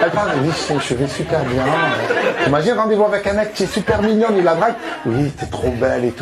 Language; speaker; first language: French; native; French